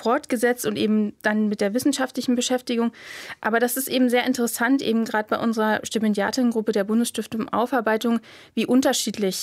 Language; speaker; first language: German; native; German